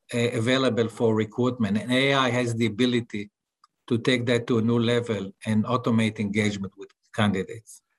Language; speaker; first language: English; non-native, fluent; Hebrew